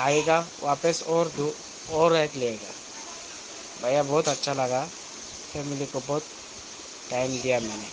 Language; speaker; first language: Hindi; non-native, learner; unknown